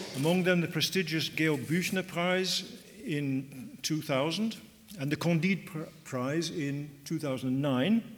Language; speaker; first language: English; native; English